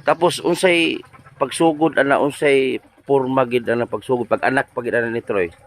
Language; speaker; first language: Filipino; non-native, local second language; Cebuano